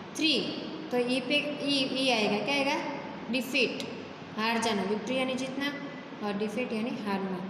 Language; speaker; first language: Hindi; non-native, local second language; Gujarati